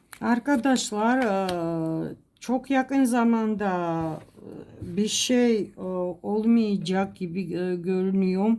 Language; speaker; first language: Turkish; non-native, fluent; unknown